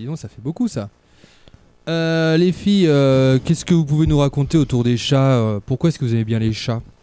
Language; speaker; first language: French; native; French